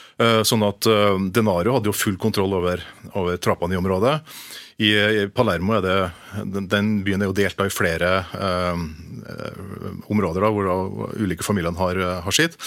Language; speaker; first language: Norwegian; native; Norwegian